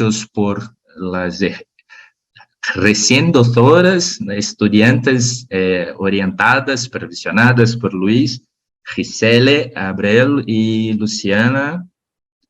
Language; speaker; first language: Spanish; non-native, learner; Portuguese